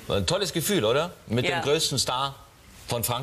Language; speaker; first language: German; native; German